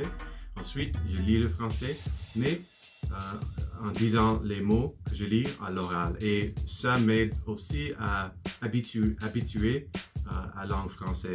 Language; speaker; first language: French; non-native, learner; English